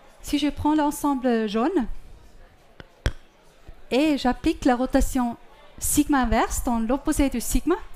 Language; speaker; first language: French; non-native, fluent; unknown